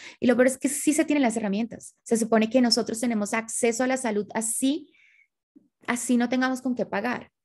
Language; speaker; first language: Spanish; native; Spanish